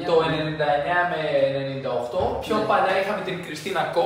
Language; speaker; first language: Greek; native; Greek